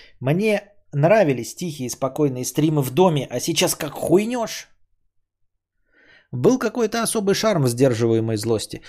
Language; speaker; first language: Russian; native; Russian